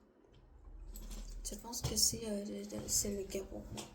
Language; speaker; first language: French; non-native, learner; Korean